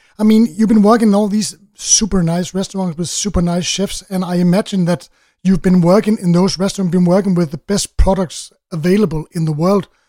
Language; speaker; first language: English; non-native, fluent; Danish